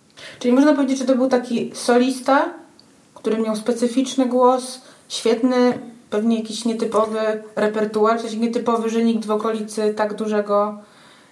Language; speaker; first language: Polish; native; Polish